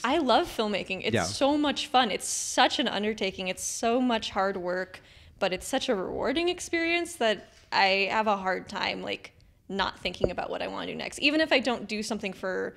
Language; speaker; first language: English; native; English